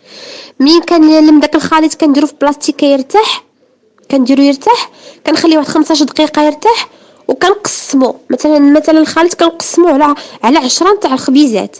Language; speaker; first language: Arabic; native; Arabic